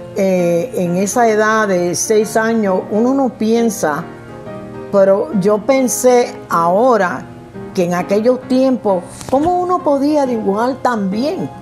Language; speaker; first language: Spanish; native; Spanish